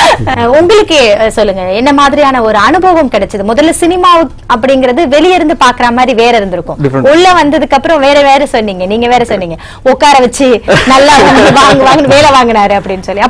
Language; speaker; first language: Tamil; native; Tamil